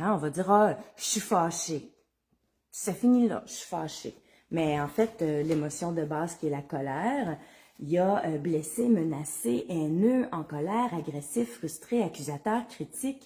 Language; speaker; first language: French; native; French